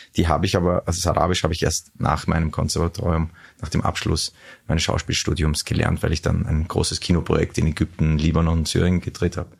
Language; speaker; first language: German; early bilingual, other home language; Arabic